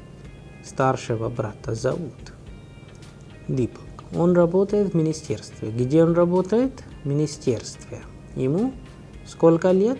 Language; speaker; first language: Russian; non-native, fluent; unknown